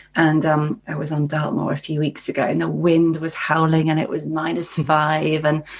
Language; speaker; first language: English; native; English